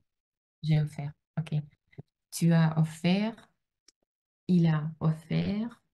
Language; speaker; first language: French; non-native, learner; Russian